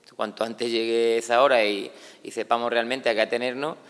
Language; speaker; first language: Spanish; native; Spanish